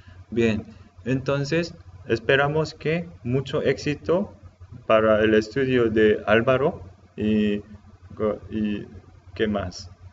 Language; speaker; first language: Spanish; non-native, learner; Korean